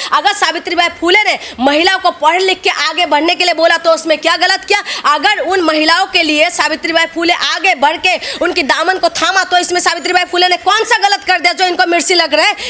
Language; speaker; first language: Hindi; non-native, local second language; Assamese